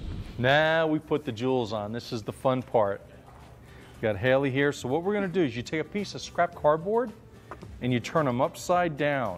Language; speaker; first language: English; native; English